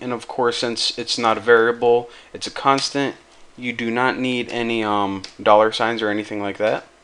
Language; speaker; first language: English; native; English